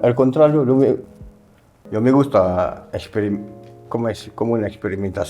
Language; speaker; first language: Spanish; non-native, learner; French